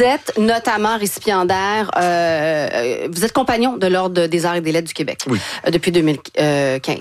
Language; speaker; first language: French; native; French